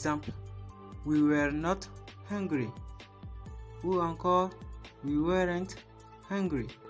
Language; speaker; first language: English; non-native, fluent; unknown